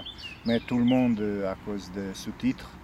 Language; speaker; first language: French; non-native, fluent; Serbian